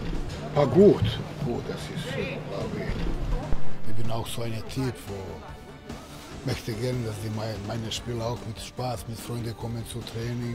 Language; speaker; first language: German; non-native, fluent; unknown